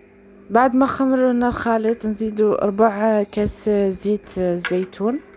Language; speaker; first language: Arabic; native; Arabic